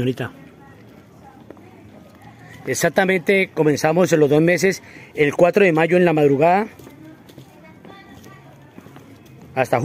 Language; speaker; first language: Spanish; native; Spanish